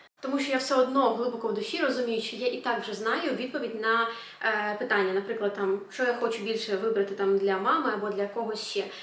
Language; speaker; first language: Ukrainian; native; Ukrainian